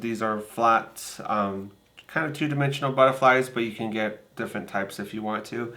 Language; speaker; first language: English; native; English